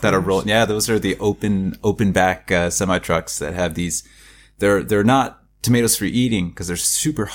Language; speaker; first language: English; native; English